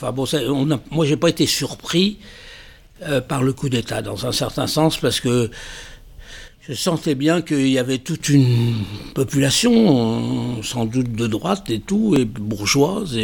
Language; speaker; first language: French; native; French